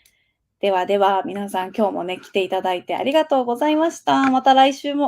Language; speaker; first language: Japanese; native; Japanese